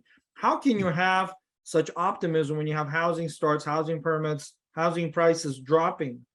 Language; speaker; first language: English; non-native, fluent; Russian